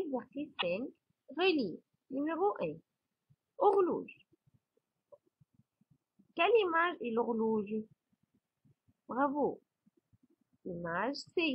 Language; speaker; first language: French; non-native, fluent; Arabic